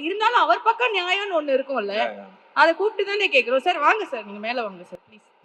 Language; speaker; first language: Tamil; native; Tamil